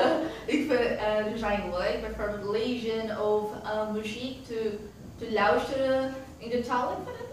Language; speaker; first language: Dutch; non-native, learner; Portuguese